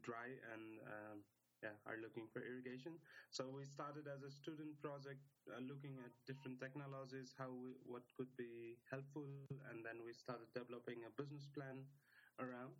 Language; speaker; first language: English; non-native, local second language; Nepali